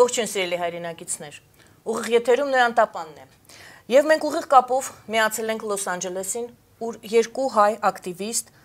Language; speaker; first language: Armenian; native; Armenian